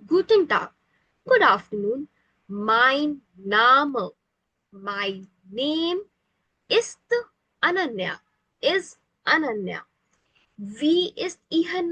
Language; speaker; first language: German; non-native, fluent; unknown